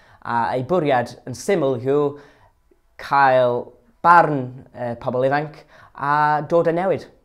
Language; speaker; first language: Welsh; non-native, local second language; English